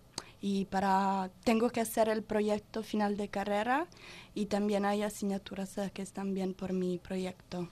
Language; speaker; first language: Spanish; non-native, learner; Italian